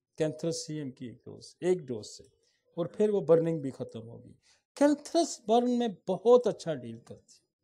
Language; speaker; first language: Urdu; non-native, local second language; Saraiki